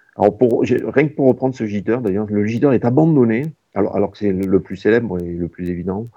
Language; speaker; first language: French; native; French